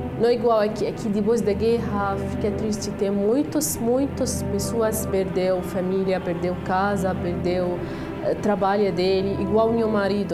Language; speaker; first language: Portuguese; non-native, learner; Arabic